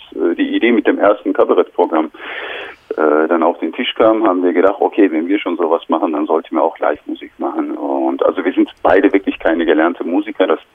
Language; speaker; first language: German; non-native, fluent; Turkish